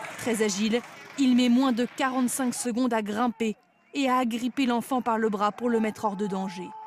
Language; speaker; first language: French; native; French